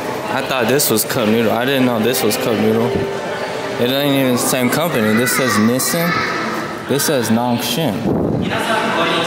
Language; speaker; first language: English; native; English